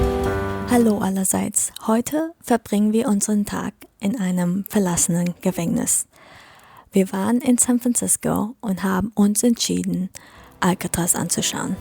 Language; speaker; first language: German; non-native, fluent; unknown